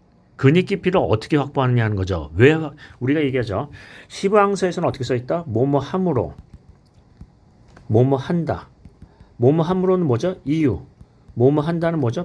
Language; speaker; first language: Korean; native; Korean